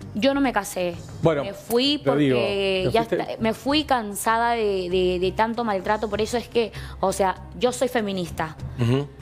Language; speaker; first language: Spanish; native; Spanish